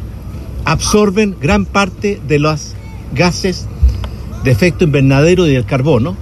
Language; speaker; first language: Spanish; native; Spanish